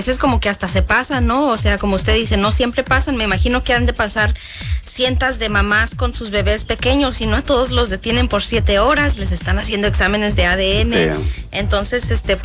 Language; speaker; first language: Spanish; early bilingual, heritage; Spanish